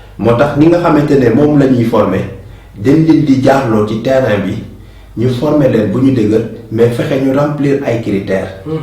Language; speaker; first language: Wolof; native; Wolof